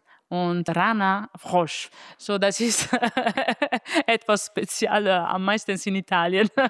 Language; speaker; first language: German; non-native, fluent; Italian